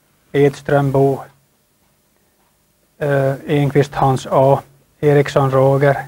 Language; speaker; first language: Swedish; native; Swedish